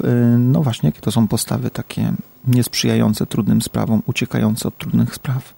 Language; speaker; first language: Polish; native; Polish